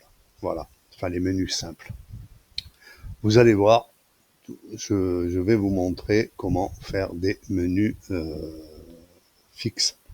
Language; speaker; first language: French; native; French